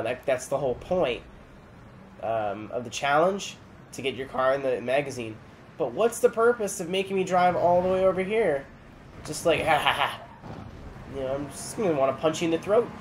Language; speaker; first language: English; native; English